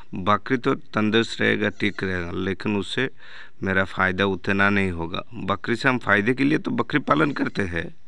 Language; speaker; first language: Hindi; non-native, local second language; Bangla